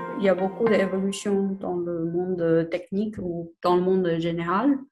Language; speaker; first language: French; non-native, fluent; Chinese